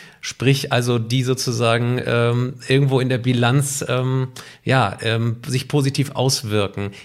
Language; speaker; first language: German; native; German